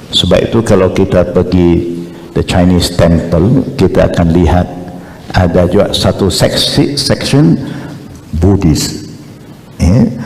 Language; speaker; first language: Malay; non-native, local second language; Chinese